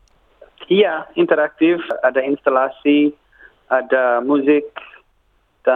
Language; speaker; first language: Indonesian; non-native, learner; English